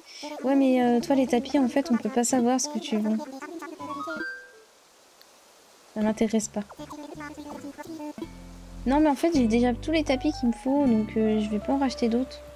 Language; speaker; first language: French; native; French